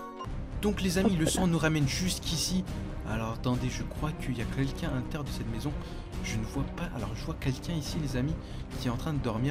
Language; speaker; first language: French; native; French